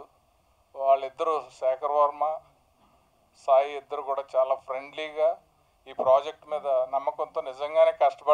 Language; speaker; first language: Telugu; native; Telugu